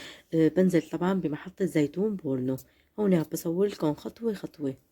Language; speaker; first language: Arabic; native; Arabic